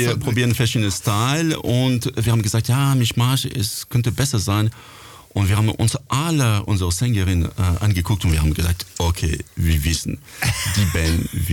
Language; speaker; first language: German; non-native, fluent; French